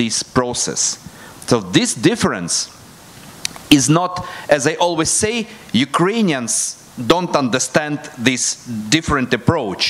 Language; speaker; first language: English; non-native, fluent; Russian